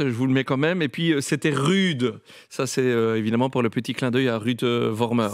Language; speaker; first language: French; native; French